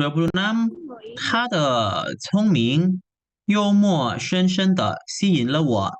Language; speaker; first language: Chinese; non-native, fluent; Indonesian